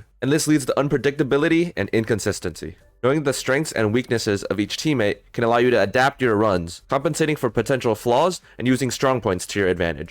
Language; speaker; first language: English; native; English